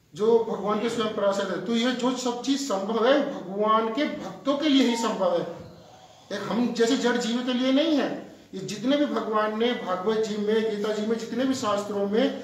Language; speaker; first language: Hindi; native; Hindi